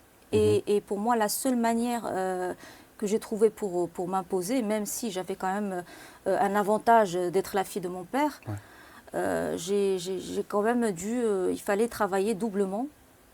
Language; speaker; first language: French; non-native, local second language; Arabic